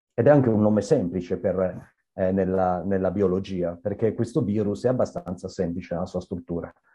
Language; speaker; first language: Italian; native; Italian